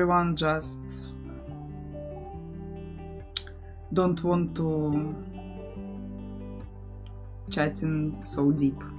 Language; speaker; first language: English; non-native, learner; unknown